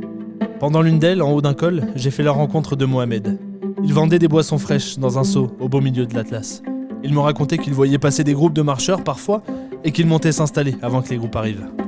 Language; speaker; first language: French; native; French